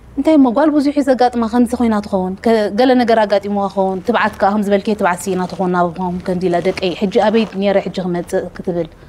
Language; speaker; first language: Tigrinya; native; Tigrinya